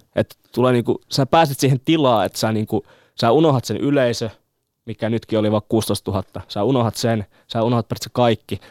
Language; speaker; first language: Finnish; native; Finnish